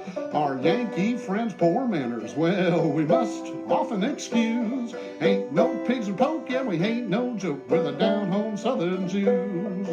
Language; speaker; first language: English; native; English